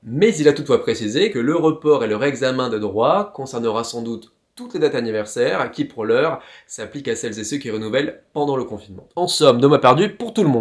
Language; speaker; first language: French; native; French